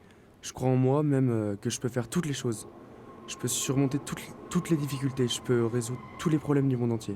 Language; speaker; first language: French; non-native, fluent; Chinese